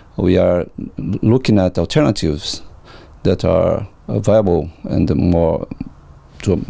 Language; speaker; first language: English; non-native, fluent; Portuguese